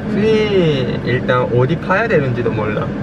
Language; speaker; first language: Korean; non-native, fluent; Japanese